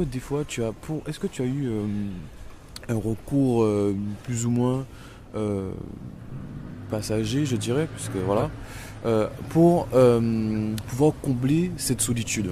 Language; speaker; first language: French; native; French